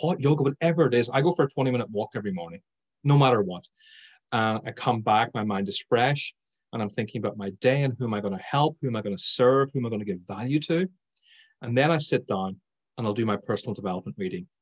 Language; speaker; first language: English; native; English